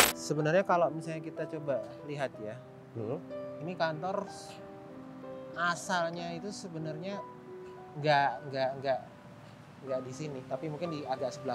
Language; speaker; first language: Indonesian; native; Indonesian